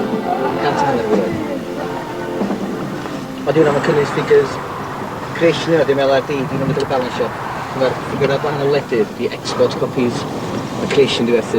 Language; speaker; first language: Welsh; native; Welsh